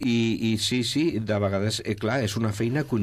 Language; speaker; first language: Catalan; non-native, local second language; Spanish